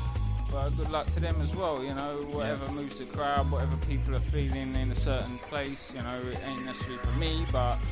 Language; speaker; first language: English; native; English